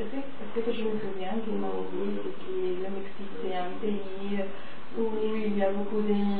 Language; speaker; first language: French; non-native, fluent; Spanish